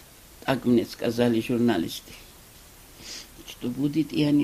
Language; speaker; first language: Russian; non-native, local second language; Georgian